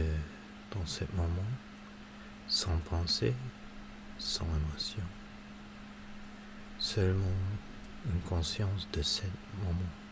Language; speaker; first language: French; non-native, learner; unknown